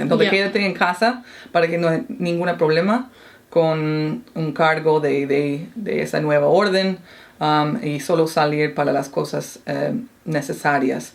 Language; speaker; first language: Spanish; non-native, fluent; English